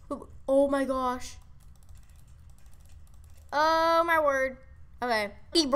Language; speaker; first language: English; native; English